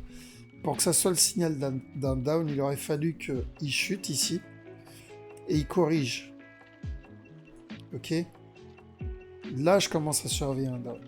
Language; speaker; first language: French; native; French